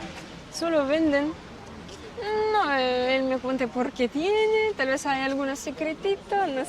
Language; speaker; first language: Spanish; non-native, fluent; Russian